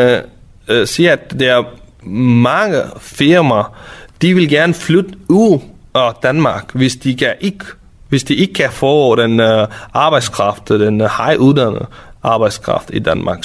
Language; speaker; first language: Danish; non-native, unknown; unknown